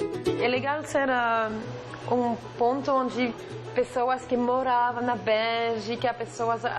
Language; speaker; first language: Portuguese; non-native, fluent; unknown